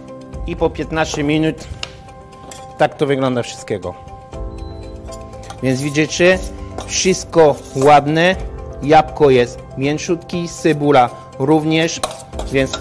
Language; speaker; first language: Polish; non-native, learner; French